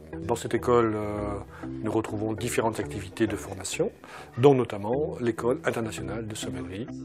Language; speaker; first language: French; native; French